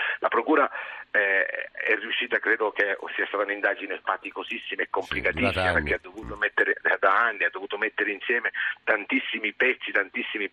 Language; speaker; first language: Italian; native; Italian